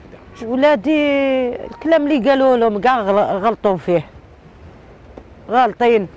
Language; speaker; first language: Arabic; native; Arabic